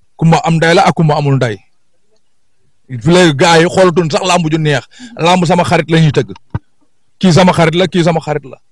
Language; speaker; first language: Wolof; native; Wolof